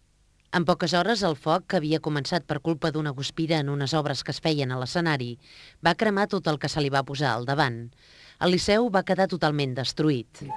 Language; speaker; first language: Catalan; native; Catalan